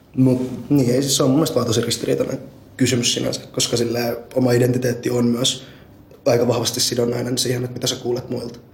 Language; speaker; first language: Finnish; early bilingual, other home language; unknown